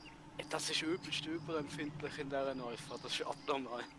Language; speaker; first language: German; native; German